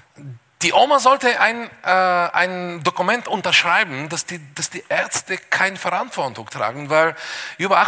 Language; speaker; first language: German; non-native, fluent; Bulgarian